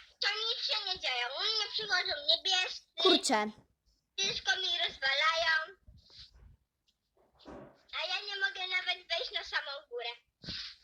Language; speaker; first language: Polish; native; Polish